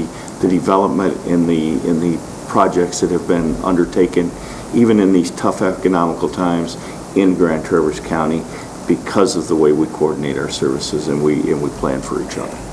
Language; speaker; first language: English; native; English